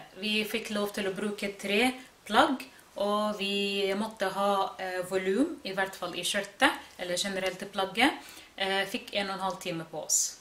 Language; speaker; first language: Norwegian; non-native, fluent; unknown